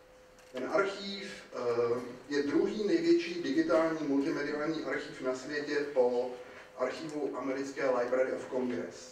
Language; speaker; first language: Czech; native; Czech